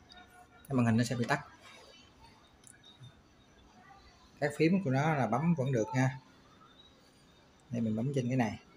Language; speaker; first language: Vietnamese; native; Vietnamese